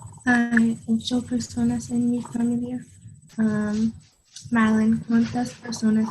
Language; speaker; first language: Spanish; non-native, learner; English